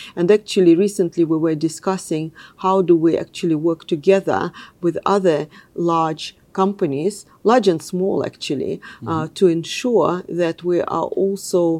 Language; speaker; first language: English; non-native, fluent; Russian